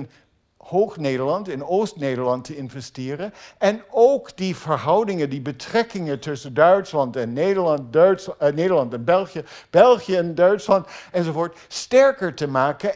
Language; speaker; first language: Dutch; non-native, fluent; English